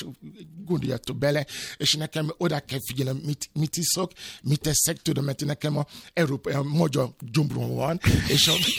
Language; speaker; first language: Hungarian; non-native, fluent; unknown